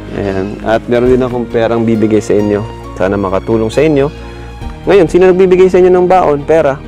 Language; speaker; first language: Filipino; native; Filipino